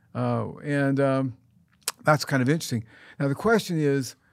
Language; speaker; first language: English; native; English